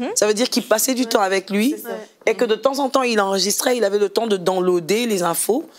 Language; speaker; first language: French; non-native, local second language; Lingala